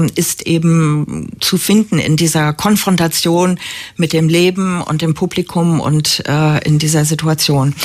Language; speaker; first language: German; native; German